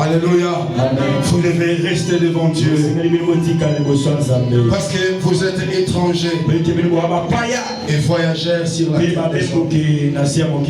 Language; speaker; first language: French; non-native, local second language; Lingala